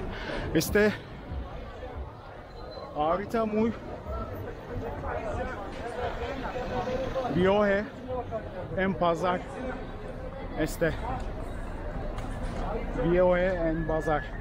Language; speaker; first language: Spanish; non-native, learner; Turkish